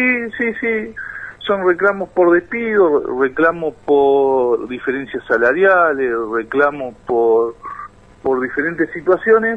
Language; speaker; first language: Spanish; native; Spanish